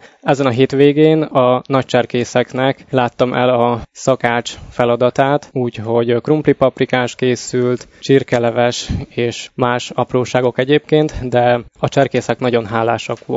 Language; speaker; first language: Hungarian; native; Hungarian